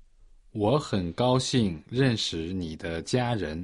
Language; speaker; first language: Chinese; non-native, learner; Portuguese